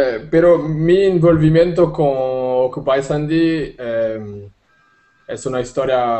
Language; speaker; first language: Spanish; non-native, fluent; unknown